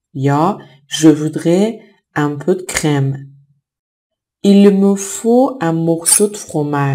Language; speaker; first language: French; non-native, fluent; Persian